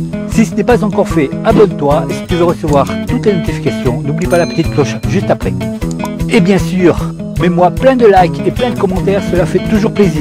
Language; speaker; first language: French; native; French